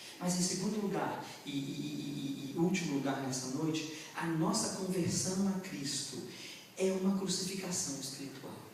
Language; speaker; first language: Portuguese; native; Portuguese